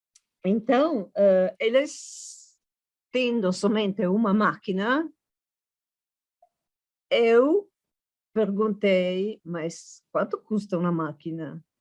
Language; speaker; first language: Portuguese; non-native, fluent; Italian